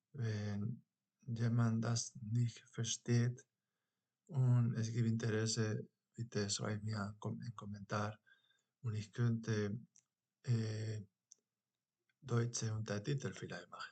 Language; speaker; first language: German; non-native, fluent; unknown